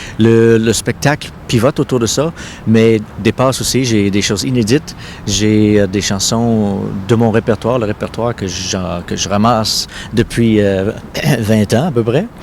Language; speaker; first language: French; non-native, local second language; English